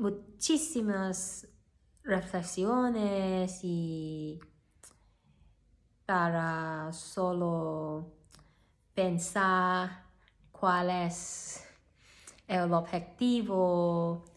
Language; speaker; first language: Spanish; non-native, learner; Cantonese